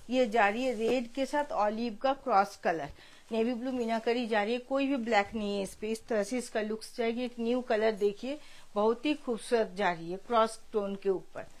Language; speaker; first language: Hindi; non-native, local second language; Bangla